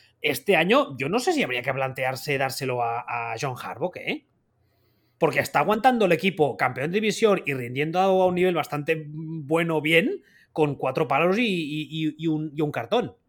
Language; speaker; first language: Spanish; native; Spanish